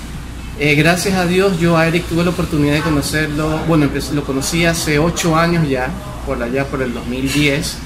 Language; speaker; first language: Spanish; native; Spanish